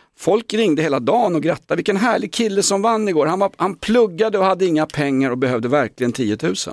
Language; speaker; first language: Swedish; native; Swedish